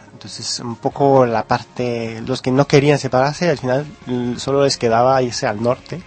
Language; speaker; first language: Spanish; early bilingual, heritage; Spanish